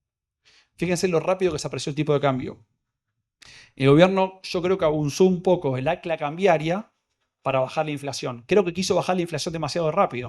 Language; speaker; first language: Spanish; native; Spanish